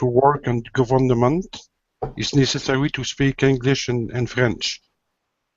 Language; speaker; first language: English; non-native, learner; French